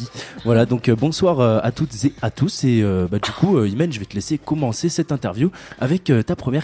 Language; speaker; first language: French; native; French